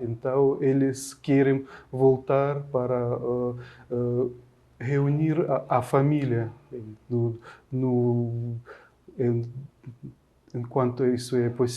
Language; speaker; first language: Portuguese; non-native, fluent; Ukrainian